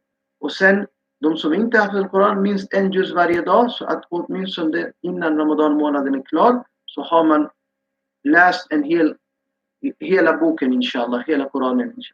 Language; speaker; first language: Swedish; non-native, fluent; Urdu